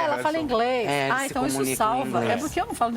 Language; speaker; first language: Portuguese; native; Portuguese